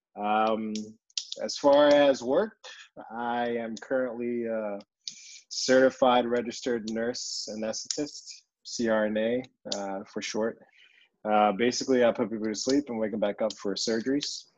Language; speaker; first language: English; early bilingual, other home language; Yoruba